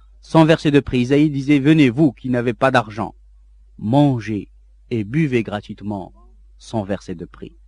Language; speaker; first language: French; non-native, local second language; Arabic